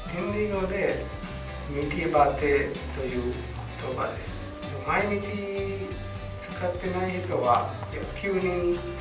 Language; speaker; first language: Japanese; non-native, learner; Hindi